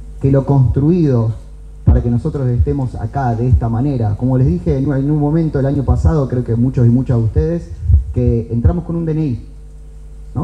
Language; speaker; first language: Spanish; native; Spanish